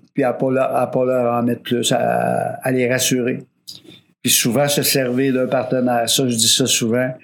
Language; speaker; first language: French; native; French